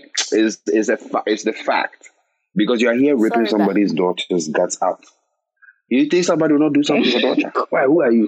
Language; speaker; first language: English; non-native, local second language; Akan